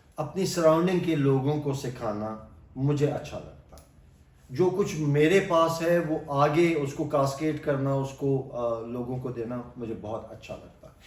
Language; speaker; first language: Urdu; non-native, local second language; Pashto